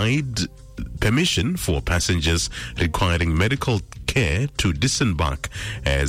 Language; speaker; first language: English; non-native, local second language; Tswana